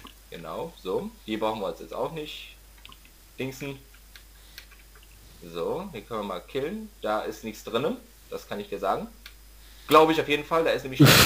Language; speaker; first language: German; native; German